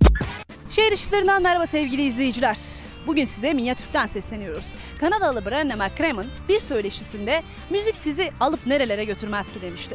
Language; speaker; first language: Turkish; native; Turkish